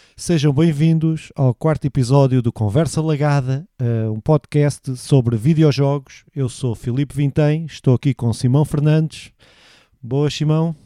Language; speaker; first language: Portuguese; native; Portuguese